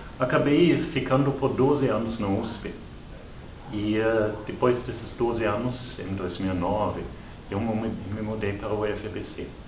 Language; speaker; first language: Portuguese; non-native, fluent; German